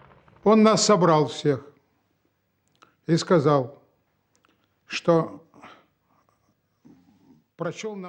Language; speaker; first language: Russian; native; Russian